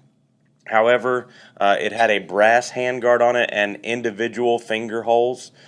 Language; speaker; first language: English; native; English